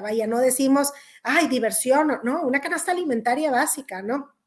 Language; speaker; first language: Spanish; native; Spanish